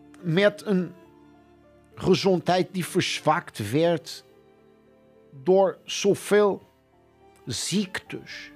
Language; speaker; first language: Dutch; non-native, fluent; Portuguese